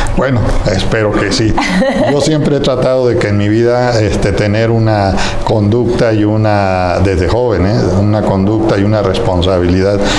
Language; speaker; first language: Spanish; native; Spanish